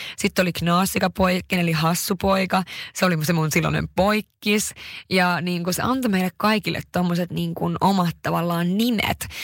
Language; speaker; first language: Finnish; early bilingual, heritage; Finnish